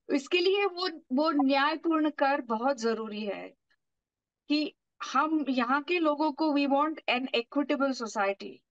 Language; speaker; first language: Hindi; non-native, local second language; Marathi